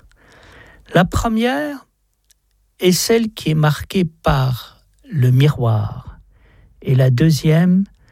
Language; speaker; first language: French; native; French